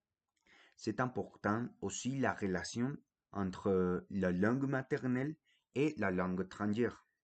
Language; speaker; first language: French; non-native, fluent; Spanish